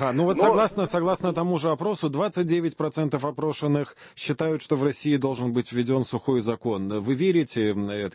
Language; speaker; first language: Russian; native; Russian